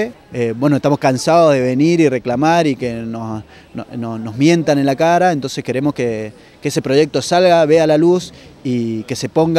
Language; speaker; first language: Spanish; native; Spanish